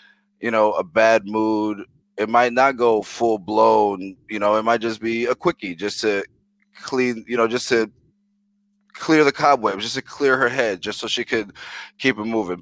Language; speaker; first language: English; early bilingual, other home language; Spanish